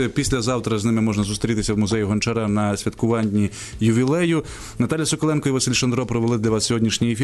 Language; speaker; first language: Ukrainian; native; Ukrainian